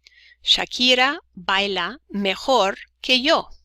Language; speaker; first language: Spanish; non-native, fluent; English